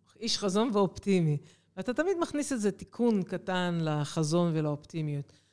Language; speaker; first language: Hebrew; native; Hebrew